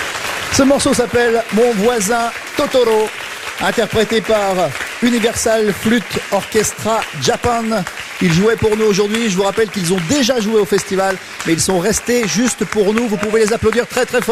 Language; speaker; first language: French; native; French